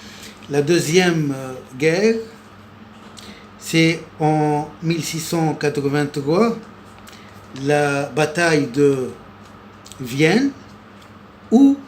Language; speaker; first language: French; non-native, local second language; Arabic